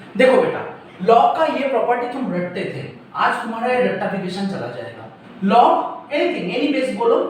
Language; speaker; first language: Hindi; non-native, local second language; Bangla